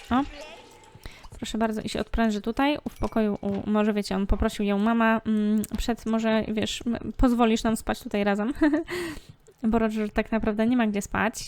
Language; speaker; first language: Polish; native; Polish